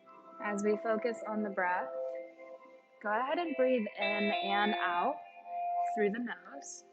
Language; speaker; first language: English; native; English